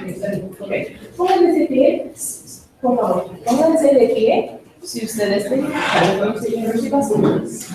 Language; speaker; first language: Spanish; non-native, fluent; English